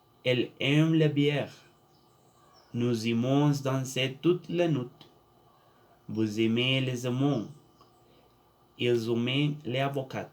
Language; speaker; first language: French; non-native, learner; Spanish